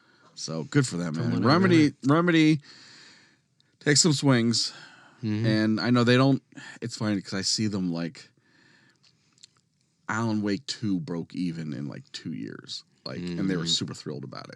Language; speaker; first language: English; native; English